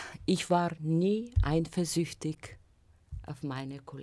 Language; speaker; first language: German; non-native, fluent; Bulgarian